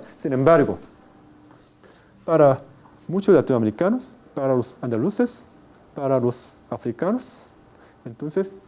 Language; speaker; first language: Spanish; non-native, fluent; Korean